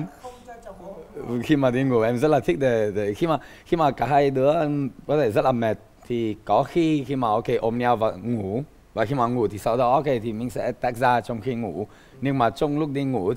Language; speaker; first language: Vietnamese; non-native, fluent; Romanian